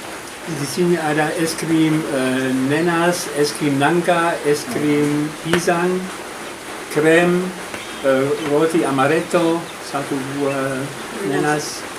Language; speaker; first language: Indonesian; non-native, learner; German